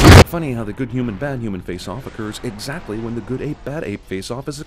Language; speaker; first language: English; native; English